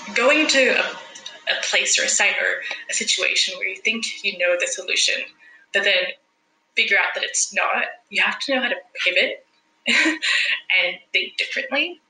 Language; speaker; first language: English; non-native, fluent; Spanish